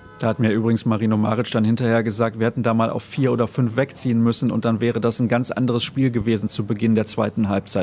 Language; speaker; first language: German; native; German